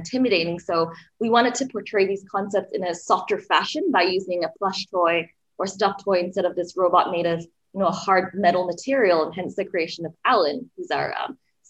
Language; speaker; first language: English; native; English